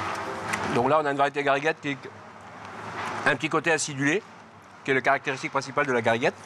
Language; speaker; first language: French; native; French